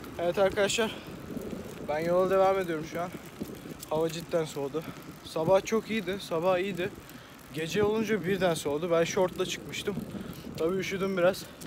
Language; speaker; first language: Turkish; native; Turkish